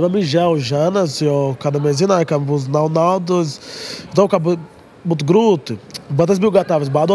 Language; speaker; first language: Latvian; non-native, learner; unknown